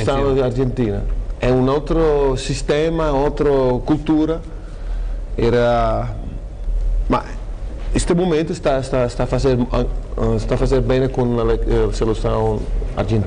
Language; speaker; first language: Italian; non-native, fluent; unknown